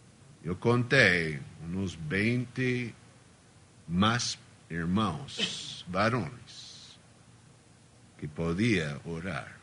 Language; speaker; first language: Spanish; non-native, learner; Portuguese